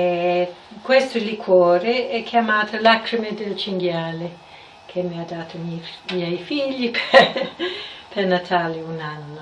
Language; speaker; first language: Italian; non-native, fluent; English